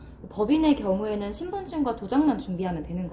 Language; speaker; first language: Korean; native; Korean